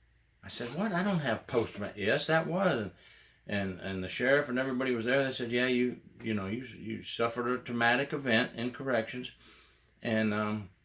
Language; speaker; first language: English; native; English